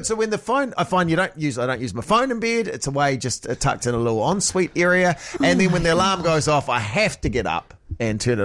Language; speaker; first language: English; native; English